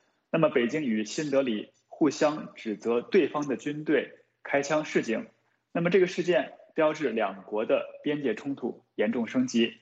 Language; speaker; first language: Chinese; native; Chinese